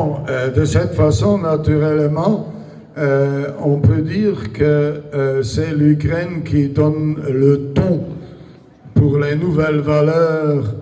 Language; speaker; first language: French; non-native, local second language; Luxembourgish